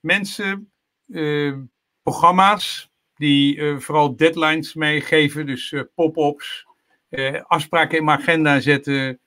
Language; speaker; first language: Dutch; native; Dutch